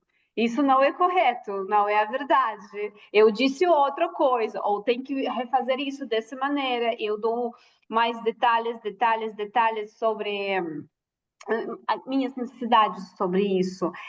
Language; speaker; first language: Portuguese; non-native, fluent; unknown